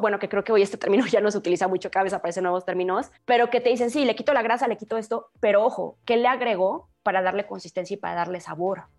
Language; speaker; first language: Spanish; native; Spanish